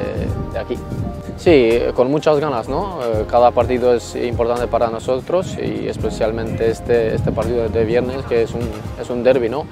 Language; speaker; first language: Spanish; non-native, fluent; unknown